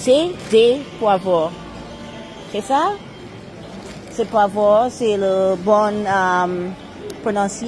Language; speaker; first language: French; non-native, learner; English